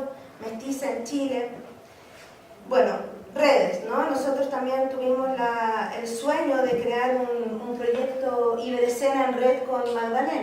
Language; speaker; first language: Spanish; native; Spanish